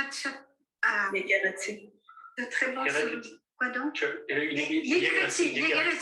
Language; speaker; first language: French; non-native, learner; Armenian